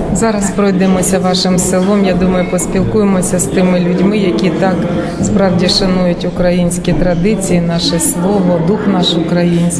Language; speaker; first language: Ukrainian; native; Ukrainian